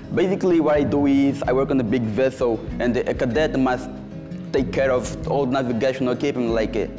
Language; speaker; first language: English; non-native, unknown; Portuguese